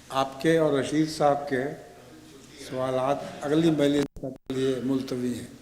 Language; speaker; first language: Urdu; native; Urdu